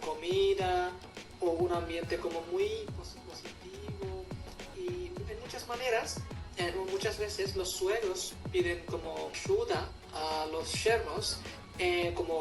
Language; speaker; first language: Spanish; non-native, fluent; Hindi